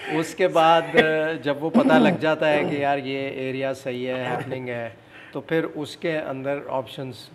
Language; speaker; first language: Urdu; native; Urdu